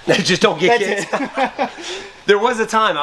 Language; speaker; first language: English; native; English